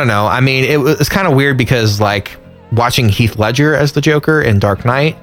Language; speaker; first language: English; native; English